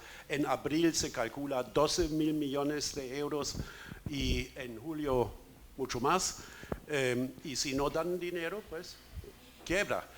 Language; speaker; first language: Spanish; non-native, fluent; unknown